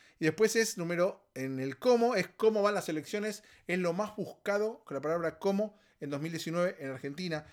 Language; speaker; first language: Spanish; native; Spanish